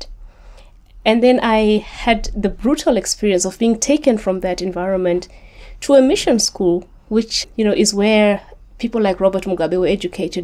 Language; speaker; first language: English; non-native, local second language; Shona